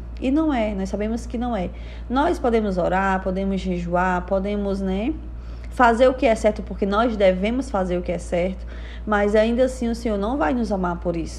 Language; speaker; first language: Portuguese; native; Portuguese